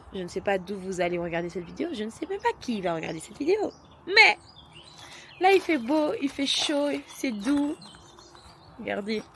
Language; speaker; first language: French; native; French